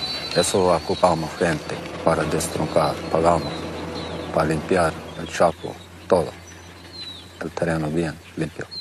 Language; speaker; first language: Spanish; non-native, local second language; Plautdietsch